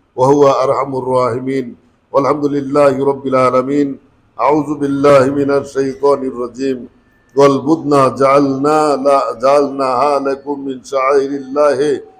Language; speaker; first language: Arabic; non-native, fluent; Bangla